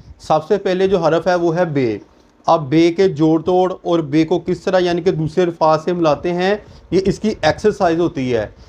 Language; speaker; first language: Urdu; native; Urdu